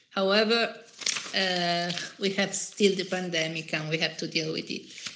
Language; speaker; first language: English; non-native, fluent; Italian